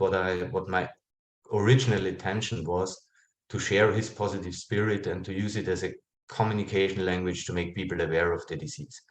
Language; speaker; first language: English; non-native, fluent; German